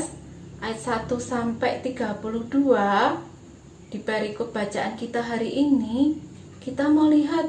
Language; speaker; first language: Indonesian; native; Indonesian